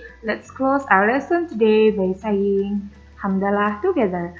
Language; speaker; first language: English; non-native, fluent; Indonesian